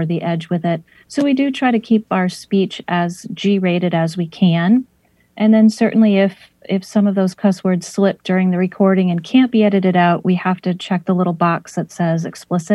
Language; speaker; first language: English; native; English